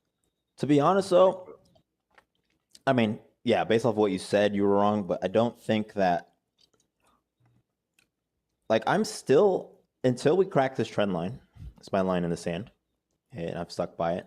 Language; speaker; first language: English; native; English